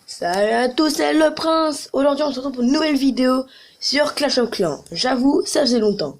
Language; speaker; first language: French; native; French